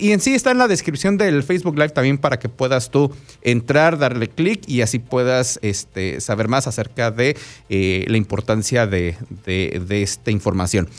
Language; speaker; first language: Spanish; native; Spanish